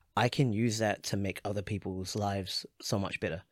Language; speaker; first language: English; native; English